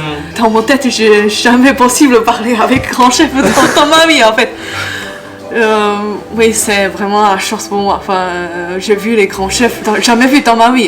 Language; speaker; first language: French; non-native, learner; Chinese